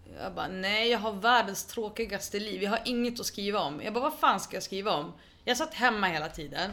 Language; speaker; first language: Swedish; early bilingual, other home language; Arabic